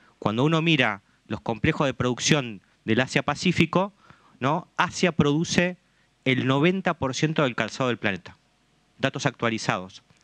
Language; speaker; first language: Spanish; native; Spanish